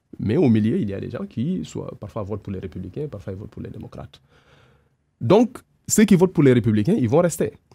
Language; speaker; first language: French; non-native, local second language; Wolof